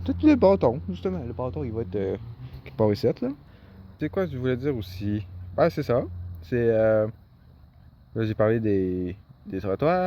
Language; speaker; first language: French; native; French